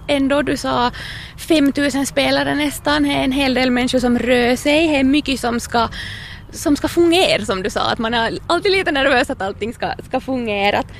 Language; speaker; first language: Swedish; native; Swedish